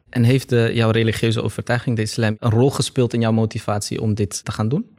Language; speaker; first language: Dutch; early bilingual, other home language; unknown